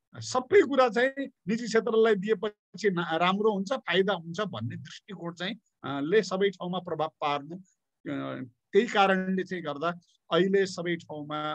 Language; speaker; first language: Nepali; native; Nepali